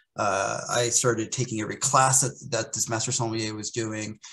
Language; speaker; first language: English; native; English